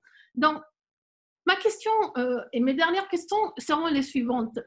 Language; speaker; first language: French; non-native, fluent; Spanish